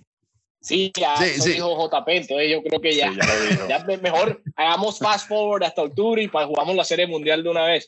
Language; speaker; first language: Spanish; native; Spanish